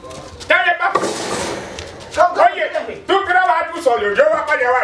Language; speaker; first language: Spanish; non-native, learner; Haitian Creole